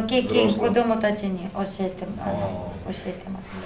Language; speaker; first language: Japanese; non-native, fluent; Russian